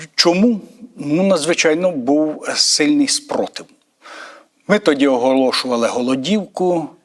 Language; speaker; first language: Ukrainian; native; Ukrainian